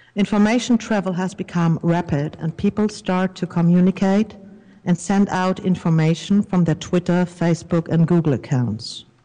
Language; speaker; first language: English; non-native, fluent; German